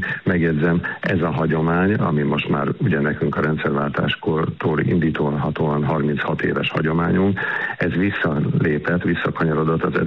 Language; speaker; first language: Hungarian; native; Hungarian